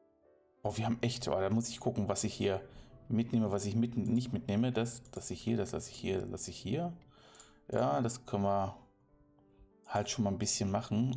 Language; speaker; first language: German; native; German